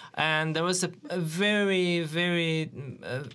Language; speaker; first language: English; non-native, fluent; Romanian